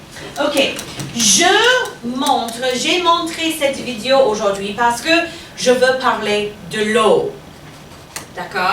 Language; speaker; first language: French; non-native, fluent; English